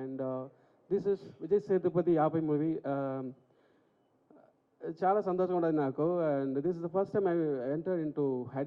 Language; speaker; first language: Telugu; non-native, local second language; Tamil